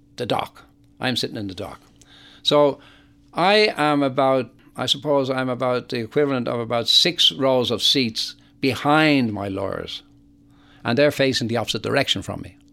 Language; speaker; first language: English; native; English